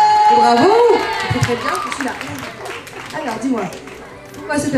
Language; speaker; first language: French; native; French